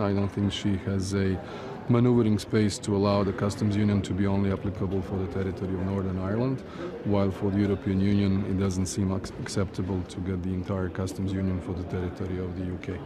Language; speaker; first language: English; non-native, fluent; Croatian